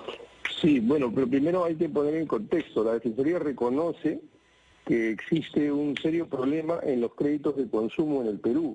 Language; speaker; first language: Spanish; native; Spanish